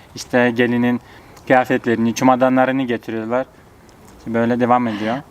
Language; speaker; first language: Turkish; early bilingual, heritage; Turkish